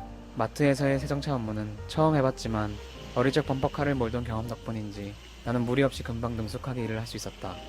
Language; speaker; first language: Korean; native; Korean